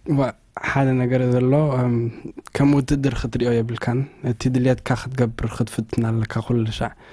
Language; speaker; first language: Tigrinya; early bilingual, heritage; Tigrinya